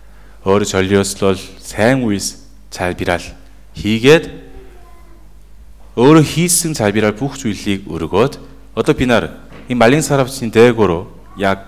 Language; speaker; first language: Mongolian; non-native, fluent; Korean